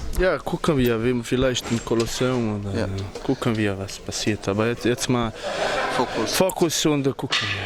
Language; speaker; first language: German; non-native, learner; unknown